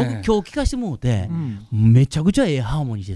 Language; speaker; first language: Japanese; native; Japanese